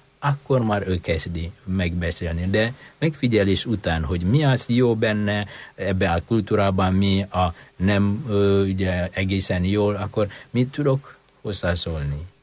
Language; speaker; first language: Hungarian; non-native, fluent; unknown